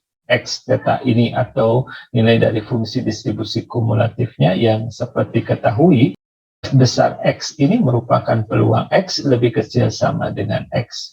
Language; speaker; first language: Indonesian; native; Indonesian